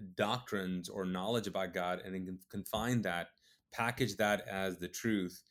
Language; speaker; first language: English; early bilingual, other home language; Urdu